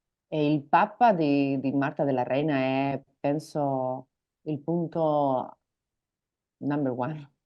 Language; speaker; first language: Italian; non-native, learner; Spanish